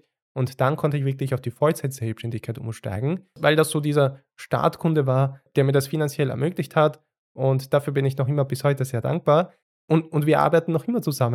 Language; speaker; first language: German; native; German